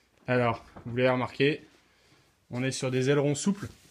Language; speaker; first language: French; native; French